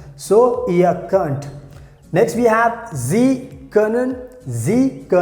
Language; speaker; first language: German; non-native, fluent; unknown